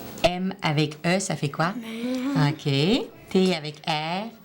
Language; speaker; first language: French; native; French